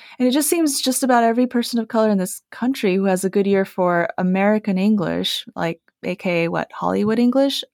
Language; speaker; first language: English; early bilingual, other home language; Chinese